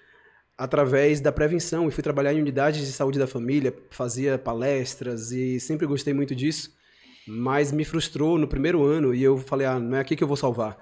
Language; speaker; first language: Portuguese; native; Portuguese